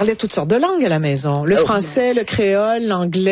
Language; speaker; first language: French; native; French